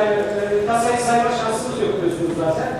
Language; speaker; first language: Turkish; native; Turkish